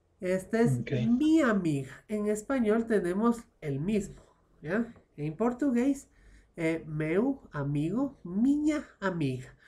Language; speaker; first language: Portuguese; non-native, fluent; Spanish